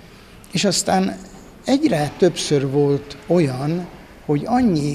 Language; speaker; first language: Hungarian; native; Hungarian